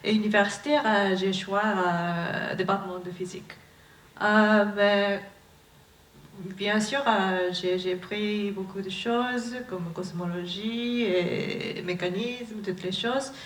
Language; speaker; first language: French; non-native, learner; Japanese